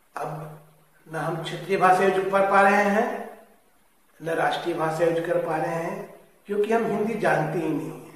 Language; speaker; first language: Hindi; native; Hindi